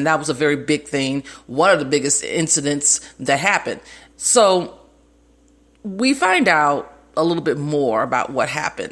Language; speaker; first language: English; native; English